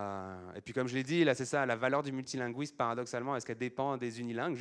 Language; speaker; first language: French; native; French